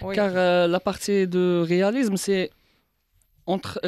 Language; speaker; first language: French; non-native, local second language; Arabic